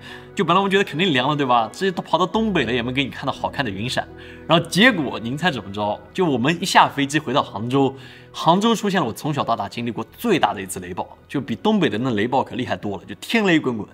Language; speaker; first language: Chinese; native; Chinese